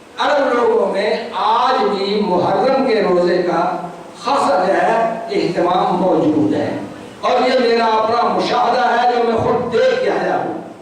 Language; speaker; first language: Urdu; non-native, local second language; Northern Hindko